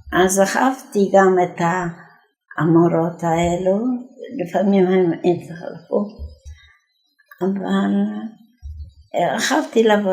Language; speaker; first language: Hebrew; non-native, fluent; Yiddish